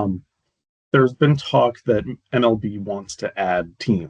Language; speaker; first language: English; native; English